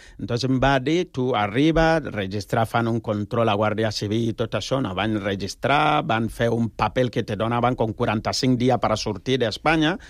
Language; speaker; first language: Catalan; non-native, learner; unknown